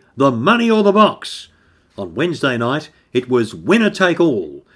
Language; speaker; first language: English; native; English